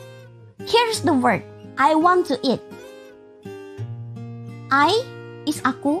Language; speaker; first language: English; non-native, fluent; Indonesian